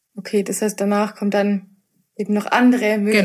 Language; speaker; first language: German; native; German